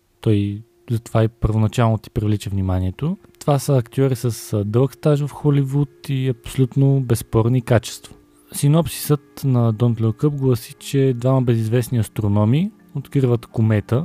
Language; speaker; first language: Bulgarian; native; Bulgarian